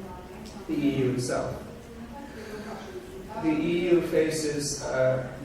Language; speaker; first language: English; native; English